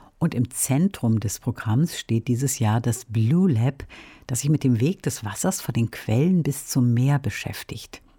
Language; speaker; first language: German; native; German